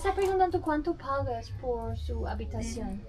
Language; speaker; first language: Spanish; non-native, fluent; English